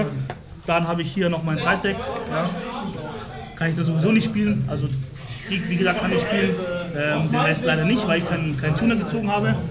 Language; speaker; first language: German; native; German